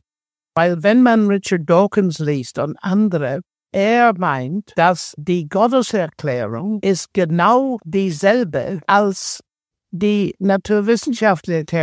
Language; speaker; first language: German; non-native, fluent; English